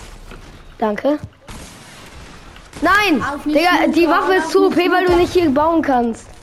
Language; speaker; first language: German; native; German